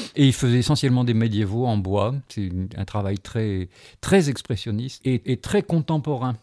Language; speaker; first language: French; native; French